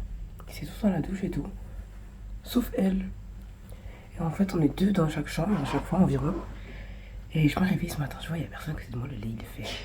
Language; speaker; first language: French; native; French